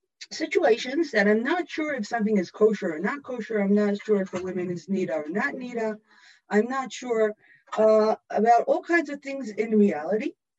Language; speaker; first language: English; non-native, fluent; Hebrew